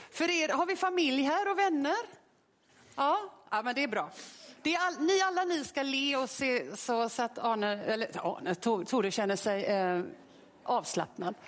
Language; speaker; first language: Swedish; native; Swedish